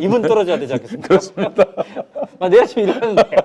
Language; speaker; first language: Korean; native; Korean